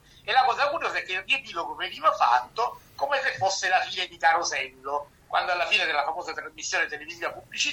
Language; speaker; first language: Italian; native; Italian